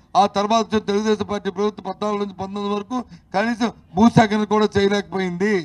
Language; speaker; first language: Telugu; native; Telugu